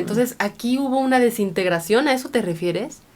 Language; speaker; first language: Spanish; native; Spanish